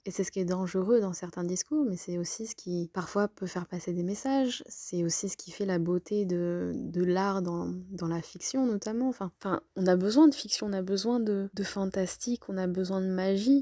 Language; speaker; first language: French; native; French